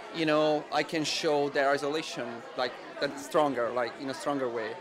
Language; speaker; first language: English; non-native, fluent; Italian